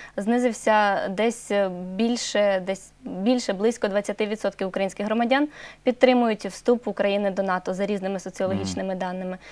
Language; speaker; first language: Ukrainian; native; Ukrainian